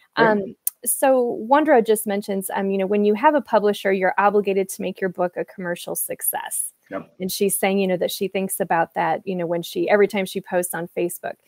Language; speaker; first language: English; native; English